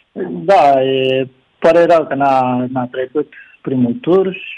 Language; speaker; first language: Romanian; non-native, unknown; Japanese